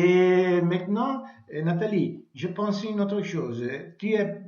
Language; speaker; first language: French; non-native, learner; Italian